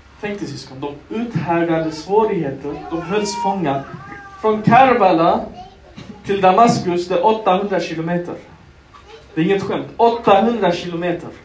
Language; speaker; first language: Swedish; non-native, local second language; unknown